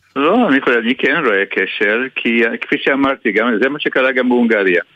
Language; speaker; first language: Hebrew; early bilingual, other home language; Hungarian